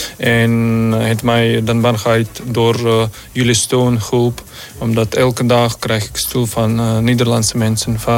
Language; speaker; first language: Dutch; non-native, learner; Ukrainian